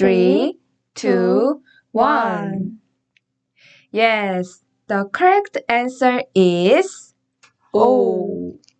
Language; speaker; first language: English; non-native, fluent; Korean